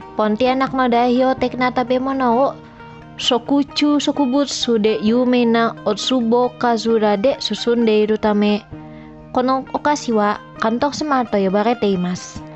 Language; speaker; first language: Japanese; non-native, fluent; Indonesian